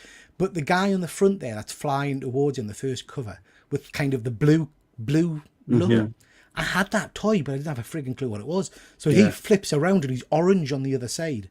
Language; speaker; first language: English; native; English